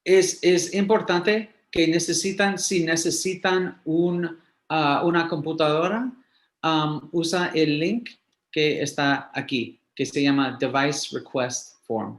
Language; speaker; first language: Spanish; early bilingual, heritage; English